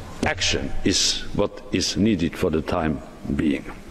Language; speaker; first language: English; non-native, fluent; Luxembourgish